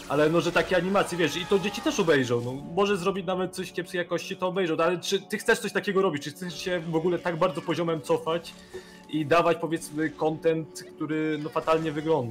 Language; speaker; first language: Polish; native; Polish